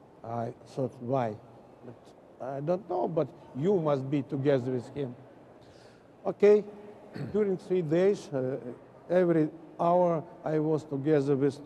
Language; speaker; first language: English; non-native, learner; Russian